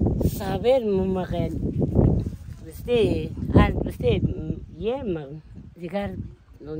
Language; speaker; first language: Spanish; non-native, local second language; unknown